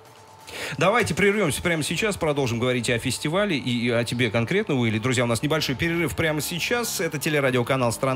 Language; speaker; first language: Russian; native; Russian